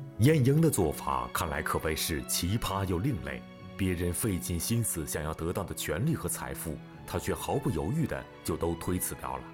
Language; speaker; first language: Chinese; native; Chinese